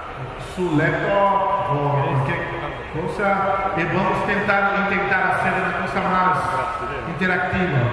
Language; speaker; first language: Spanish; non-native, fluent; Portuguese